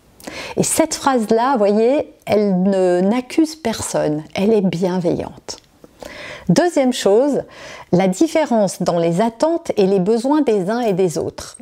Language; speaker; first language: French; native; French